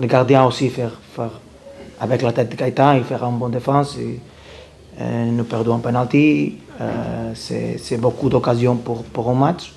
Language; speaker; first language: French; non-native, learner; Portuguese